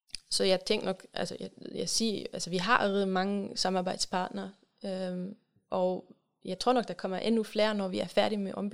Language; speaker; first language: Danish; non-native, fluent; German